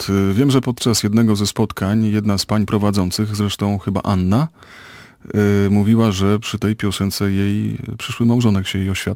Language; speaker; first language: Polish; native; Polish